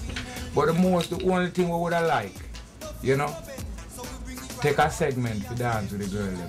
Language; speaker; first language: English; non-native, local second language; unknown